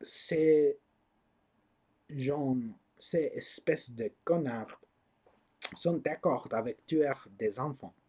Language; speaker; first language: French; non-native, learner; English